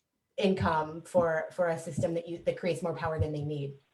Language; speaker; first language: English; native; English